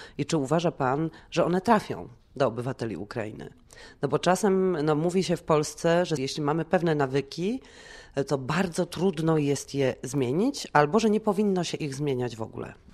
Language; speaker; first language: Polish; native; Polish